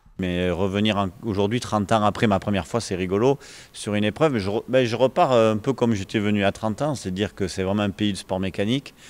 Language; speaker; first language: French; native; French